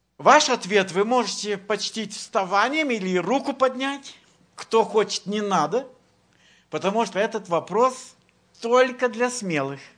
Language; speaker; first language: Russian; native; Russian